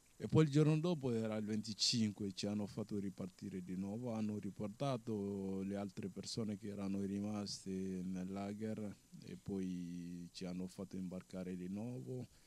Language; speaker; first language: Italian; non-native, fluent; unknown